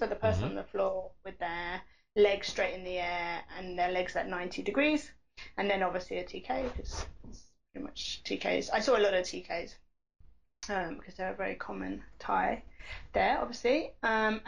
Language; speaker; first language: English; native; English